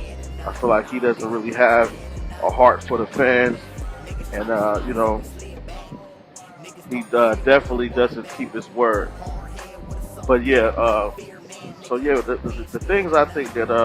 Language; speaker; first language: English; native; English